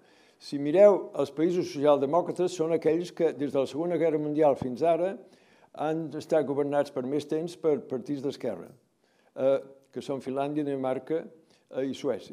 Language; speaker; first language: Catalan; native; Catalan